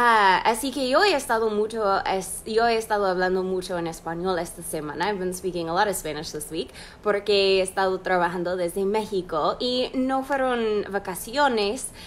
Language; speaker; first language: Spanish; non-native, fluent; English